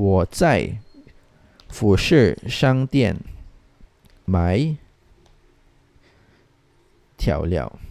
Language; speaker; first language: Chinese; non-native, fluent; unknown